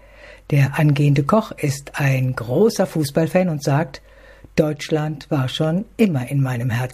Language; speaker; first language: German; native; German